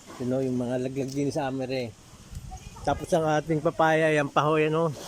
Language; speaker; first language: Filipino; native; Filipino